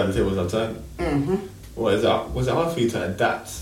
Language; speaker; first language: English; early bilingual, other home language; Krio